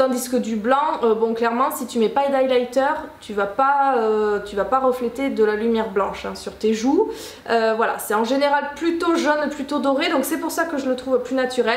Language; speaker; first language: French; native; French